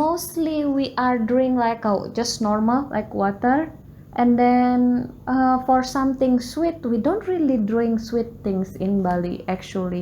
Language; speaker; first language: English; non-native, learner; Balinese